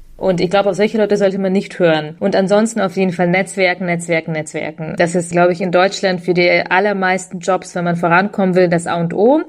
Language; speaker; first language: German; early bilingual, other home language; Russian